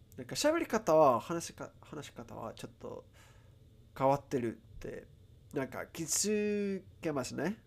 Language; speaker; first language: Japanese; non-native, fluent; Spanish